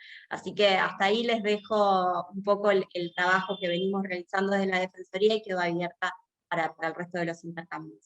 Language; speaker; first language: Spanish; native; Spanish